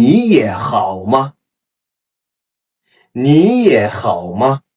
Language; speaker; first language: Chinese; non-native, fluent; Kazakh